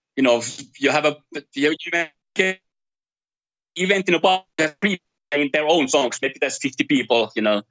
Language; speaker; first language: English; non-native, fluent; Finnish